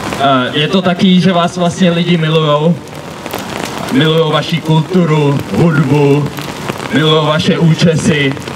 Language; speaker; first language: Czech; early bilingual, other home language; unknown